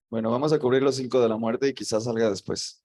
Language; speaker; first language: Spanish; native; Spanish